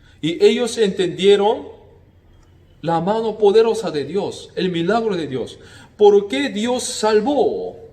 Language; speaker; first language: Spanish; non-native, fluent; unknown